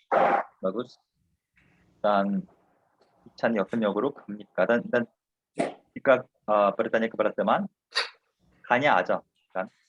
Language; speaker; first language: Indonesian; non-native, fluent; Korean